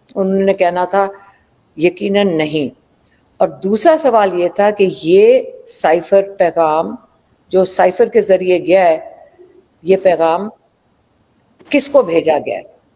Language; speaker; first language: Urdu; native; Urdu